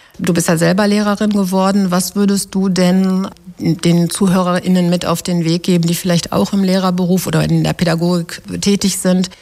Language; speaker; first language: German; native; German